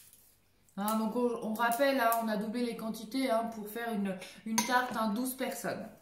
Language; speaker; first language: French; native; French